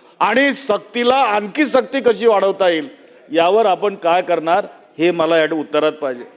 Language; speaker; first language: Marathi; native; Marathi